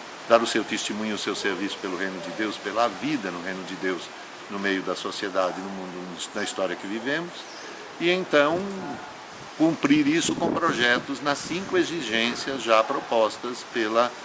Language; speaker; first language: Portuguese; native; Portuguese